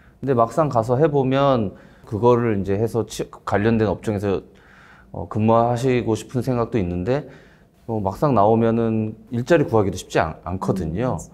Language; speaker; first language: Korean; native; Korean